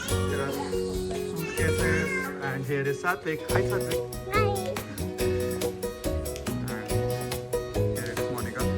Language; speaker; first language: English; non-native, local second language; Hindi